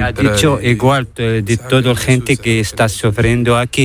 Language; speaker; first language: Spanish; non-native, learner; Arabic